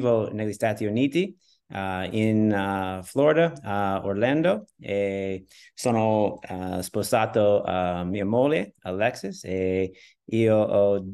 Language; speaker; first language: Italian; non-native, learner; English